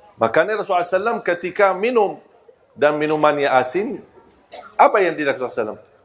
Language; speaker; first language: Malay; non-native, fluent; Arabic